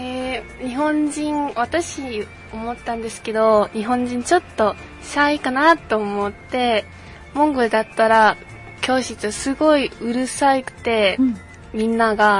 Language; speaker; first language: Japanese; non-native, fluent; Mongolian